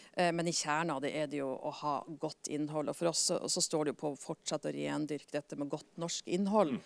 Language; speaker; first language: Norwegian; native; Norwegian